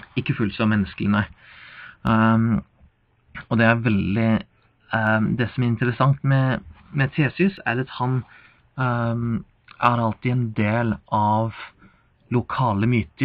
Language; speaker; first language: Norwegian; non-native, fluent; English